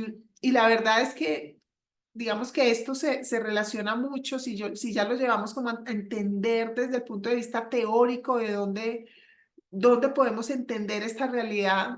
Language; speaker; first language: Spanish; native; Spanish